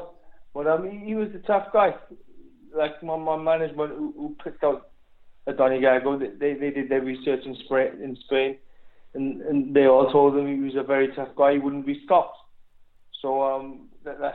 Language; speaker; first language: English; native; English